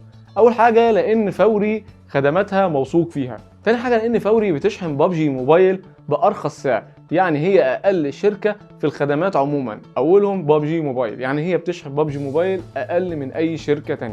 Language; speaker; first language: Arabic; native; Arabic